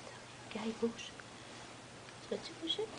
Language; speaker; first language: French; native; French